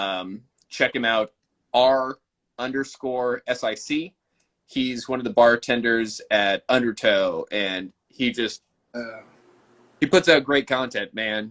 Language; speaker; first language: English; native; English